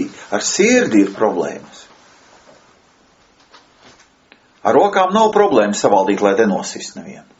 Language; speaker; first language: Latvian; native; Latvian